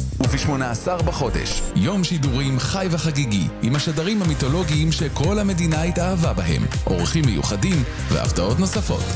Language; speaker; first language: Hebrew; native; Hebrew